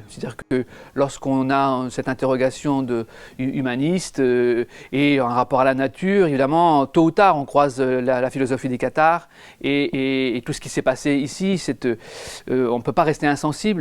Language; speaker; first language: French; native; French